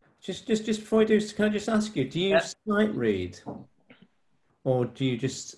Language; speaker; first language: English; native; English